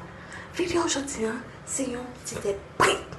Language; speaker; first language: French; non-native, learner; Haitian Creole